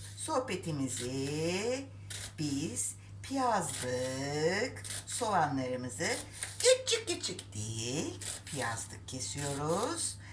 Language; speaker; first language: Turkish; native; Turkish